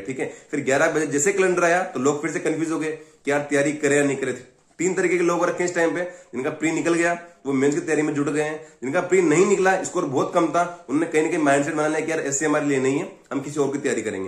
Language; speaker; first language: Hindi; native; Hindi